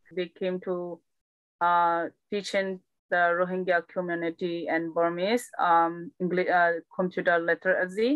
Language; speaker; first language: English; non-native, learner; Burmese